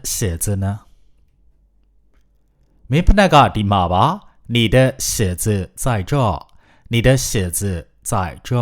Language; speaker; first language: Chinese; non-native, fluent; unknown